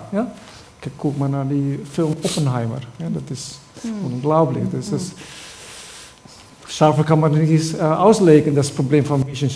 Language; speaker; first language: German; non-native, fluent; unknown